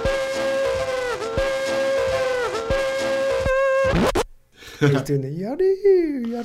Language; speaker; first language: English; native; English